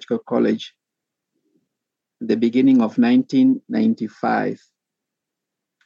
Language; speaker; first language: English; non-native, local second language; Kalenjin